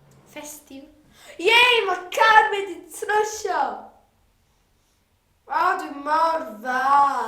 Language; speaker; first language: Welsh; non-native, local second language; English